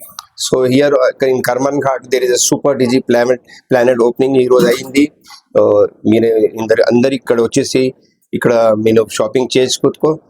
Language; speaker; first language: Telugu; non-native, local second language; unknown